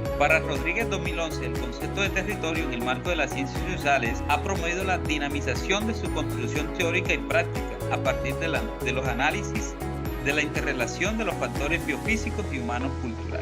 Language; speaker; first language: Spanish; native; Spanish